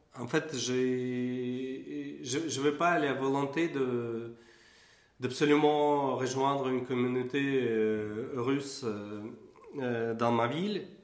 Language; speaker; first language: French; non-native, fluent; Russian